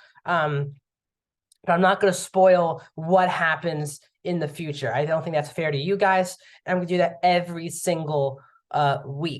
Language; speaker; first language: English; native; English